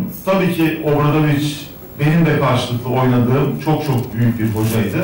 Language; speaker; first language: Turkish; native; Turkish